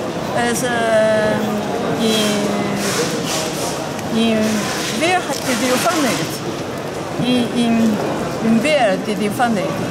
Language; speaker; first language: English; non-native, learner; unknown